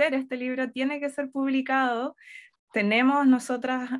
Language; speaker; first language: Spanish; native; Spanish